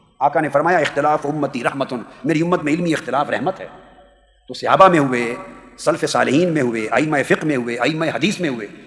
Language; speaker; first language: Urdu; non-native, local second language; Punjabi